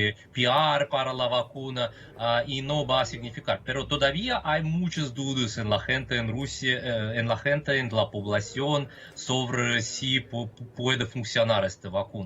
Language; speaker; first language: Spanish; non-native, fluent; Russian